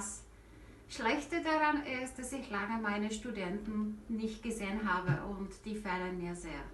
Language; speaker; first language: German; non-native, fluent; Czech